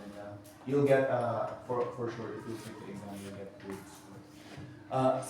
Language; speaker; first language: English; non-native, fluent; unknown